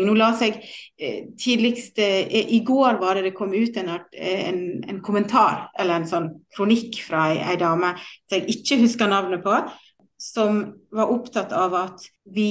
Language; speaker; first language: Norwegian; native; Norwegian